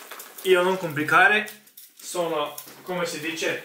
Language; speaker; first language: Italian; non-native, learner; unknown